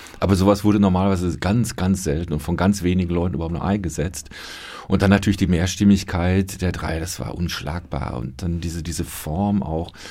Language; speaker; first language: German; native; German